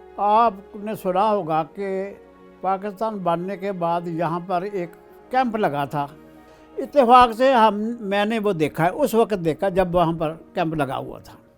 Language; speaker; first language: Urdu; non-native, local second language; Punjabi